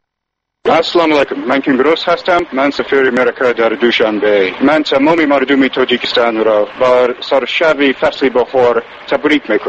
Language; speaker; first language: Persian; non-native, learner; English